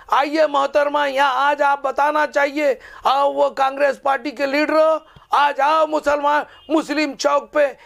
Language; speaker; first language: Urdu; native; Urdu